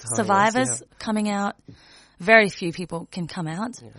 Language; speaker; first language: English; native; English